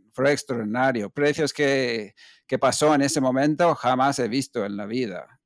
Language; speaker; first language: Spanish; non-native, fluent; English